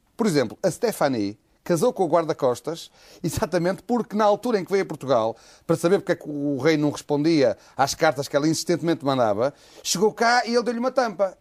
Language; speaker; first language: Portuguese; native; Portuguese